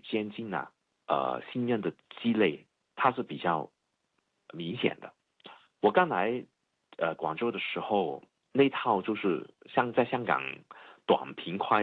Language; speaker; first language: Chinese; non-native, fluent; Cantonese